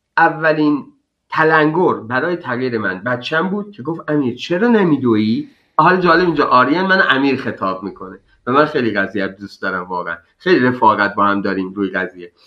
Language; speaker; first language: Persian; native; Persian